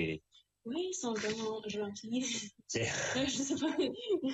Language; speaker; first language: French; non-native, local second language; English